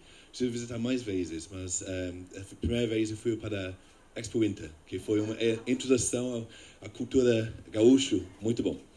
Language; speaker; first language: Portuguese; non-native, fluent; English